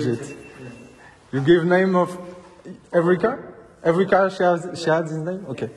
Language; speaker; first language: English; non-native, learner; French